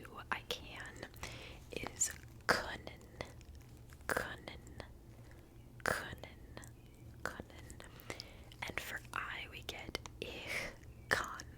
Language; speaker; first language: German; non-native, learner; English